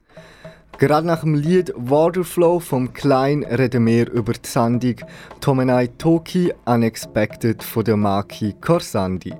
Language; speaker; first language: German; native; German